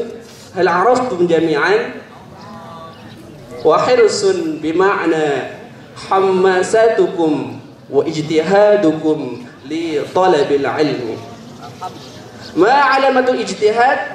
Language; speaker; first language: Arabic; non-native, learner; Indonesian